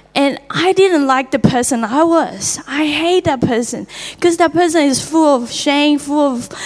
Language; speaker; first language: English; non-native, fluent; Chinese